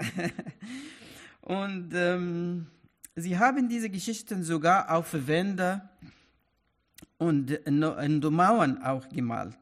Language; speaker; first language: German; non-native, fluent; Arabic